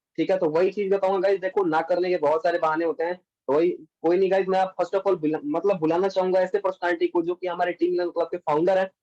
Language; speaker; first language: Hindi; native; Hindi